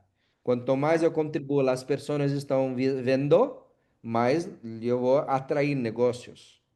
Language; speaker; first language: Spanish; non-native, learner; Portuguese